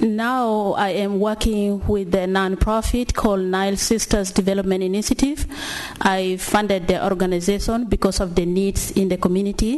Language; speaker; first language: English; non-native, fluent; Arabic